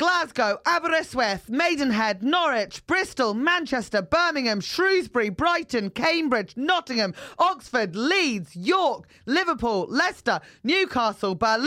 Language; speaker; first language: English; native; English